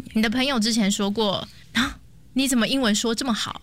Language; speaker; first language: Chinese; native; Chinese